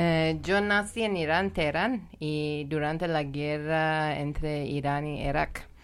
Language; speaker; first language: Spanish; non-native, learner; Persian